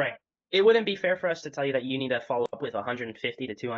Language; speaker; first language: English; native; English